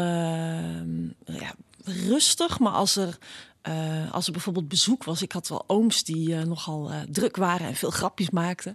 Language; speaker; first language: Dutch; native; Dutch